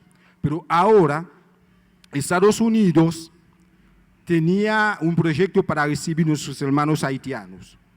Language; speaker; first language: Spanish; non-native, fluent; Haitian Creole